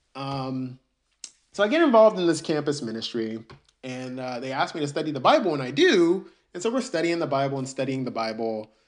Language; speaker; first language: English; early bilingual, other home language; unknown